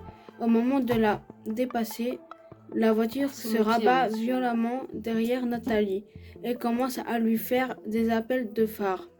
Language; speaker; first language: French; native; French